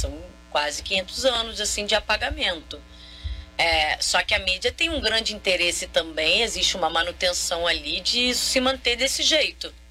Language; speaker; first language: Portuguese; non-native, local second language; Kabuverdianu